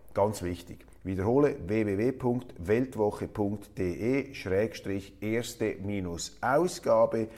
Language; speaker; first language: German; native; German